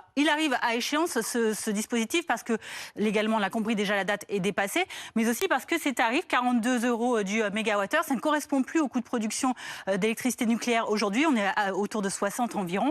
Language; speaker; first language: French; native; French